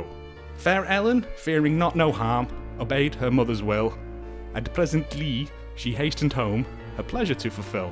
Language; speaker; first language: English; native; English